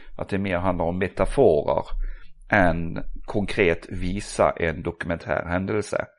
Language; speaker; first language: Swedish; non-native, fluent; Norwegian